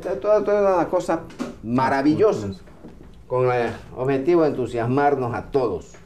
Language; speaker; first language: Spanish; native; Spanish